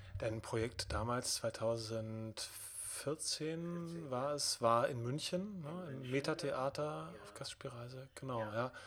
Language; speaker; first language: German; native; German